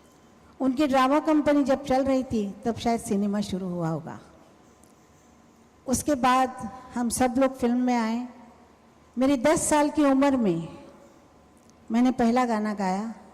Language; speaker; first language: Hindi; non-native, local second language; Marathi